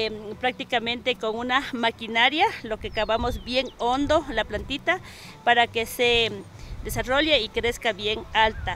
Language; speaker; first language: Spanish; native; Spanish